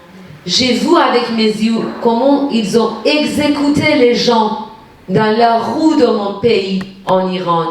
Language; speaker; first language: French; non-native, fluent; Persian